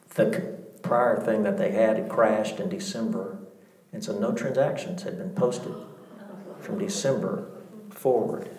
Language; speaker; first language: English; native; English